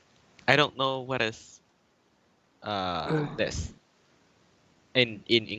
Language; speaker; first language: English; non-native, learner; Chinese